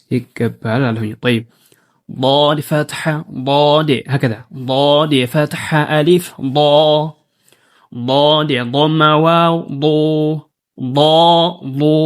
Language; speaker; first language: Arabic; non-native, fluent; Amharic